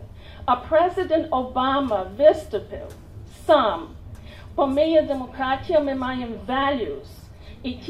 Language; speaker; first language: Ukrainian; early bilingual, heritage; Ukrainian